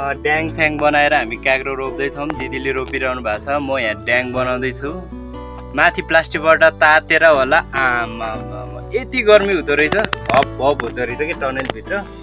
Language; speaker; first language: Nepali; non-native, local second language; Eastern Tamang